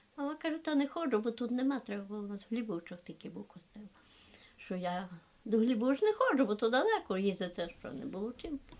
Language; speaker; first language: Ukrainian; native; Ukrainian